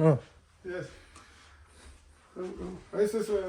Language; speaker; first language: English; non-native, learner; Ingush